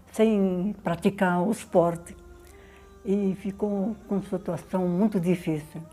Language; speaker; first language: Portuguese; non-native, learner; Arabic